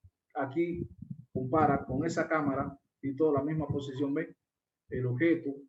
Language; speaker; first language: Spanish; native; Spanish